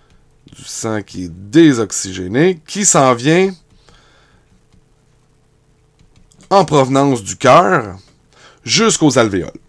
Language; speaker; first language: French; native; French